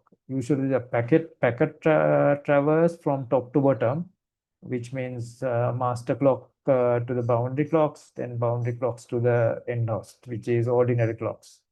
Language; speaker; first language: English; non-native, fluent; Sinhala